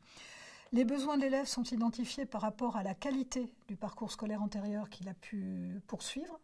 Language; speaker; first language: French; native; French